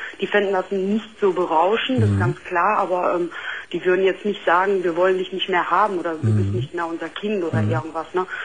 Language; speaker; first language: German; early bilingual, other home language; Arabic